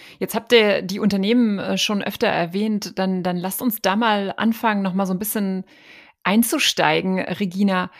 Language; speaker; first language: German; native; German